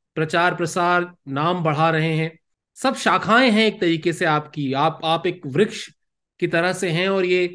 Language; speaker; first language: Hindi; native; Hindi